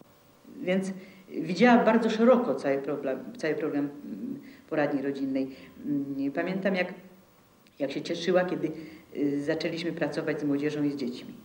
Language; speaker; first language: Polish; native; Polish